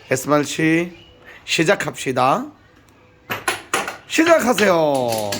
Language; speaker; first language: Korean; non-native, fluent; Bangla